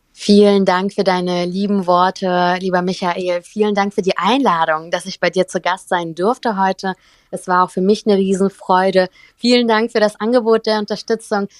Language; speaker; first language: German; early bilingual, other home language; Russian